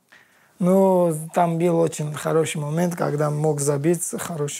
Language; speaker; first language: Russian; non-native, learner; Georgian